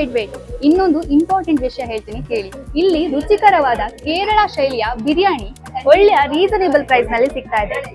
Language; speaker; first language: Kannada; native; Kannada